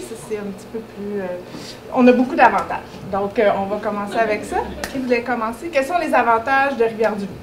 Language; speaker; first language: French; native; French